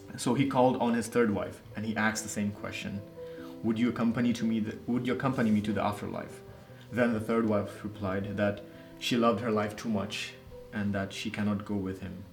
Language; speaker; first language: English; non-native, local second language; Nepali